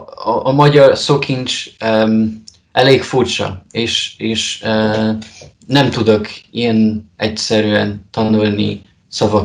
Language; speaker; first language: Hungarian; non-native, learner; Polish